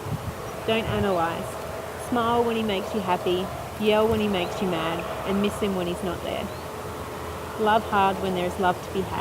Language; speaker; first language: English; native; English